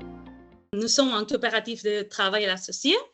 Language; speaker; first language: French; non-native, fluent; Spanish